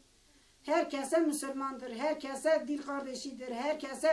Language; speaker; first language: Turkish; non-native, local second language; Kurdish